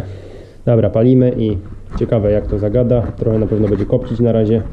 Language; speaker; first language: Polish; native; Polish